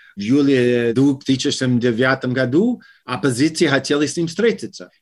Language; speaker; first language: Russian; non-native, learner; English